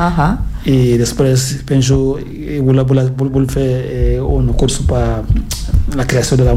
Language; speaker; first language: Catalan; non-native, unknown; Fula